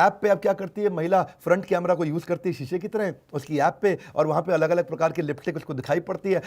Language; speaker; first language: Hindi; native; Hindi